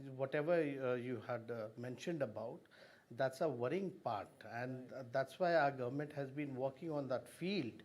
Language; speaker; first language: English; non-native, local second language; Hindi